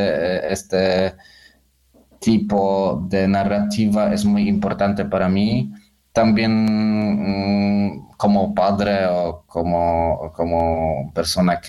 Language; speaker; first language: Spanish; non-native, learner; Polish